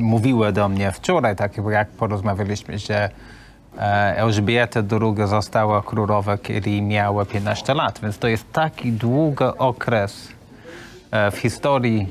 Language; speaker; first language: Polish; non-native, learner; English